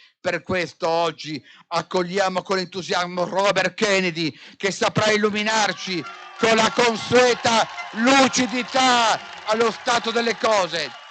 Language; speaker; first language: Italian; native; Italian